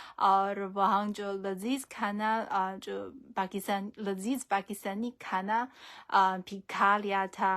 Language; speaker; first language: Urdu; non-native, fluent; Chinese